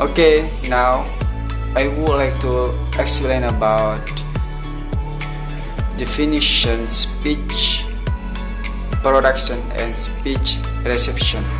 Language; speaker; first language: English; non-native, learner; Indonesian